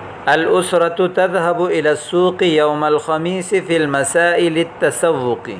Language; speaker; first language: Arabic; non-native, fluent; Urdu